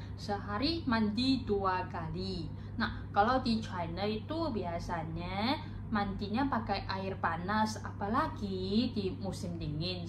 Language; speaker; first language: Indonesian; non-native, learner; Chinese